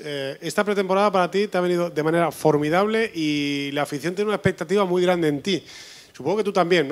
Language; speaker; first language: Spanish; native; Spanish